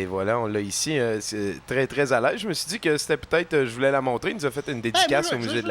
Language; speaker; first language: French; native; French